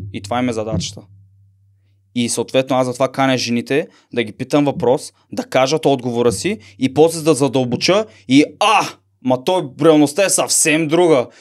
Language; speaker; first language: Bulgarian; native; Bulgarian